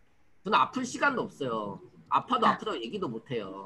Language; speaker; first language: Korean; native; Korean